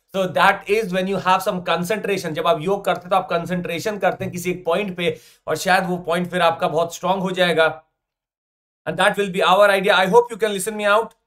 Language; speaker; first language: Hindi; native; Hindi